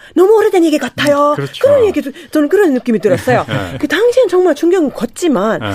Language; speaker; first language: Korean; non-native, fluent; Finnish